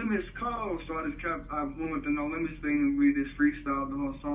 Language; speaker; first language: English; native; English